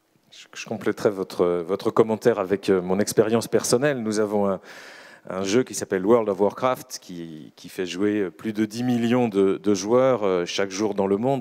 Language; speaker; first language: French; native; French